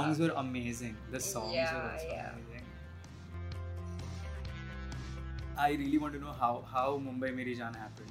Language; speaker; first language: English; non-native, local second language; Hindi